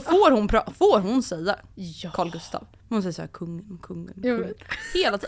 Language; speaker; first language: Swedish; native; Swedish